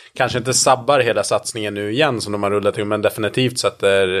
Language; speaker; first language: Swedish; native; Swedish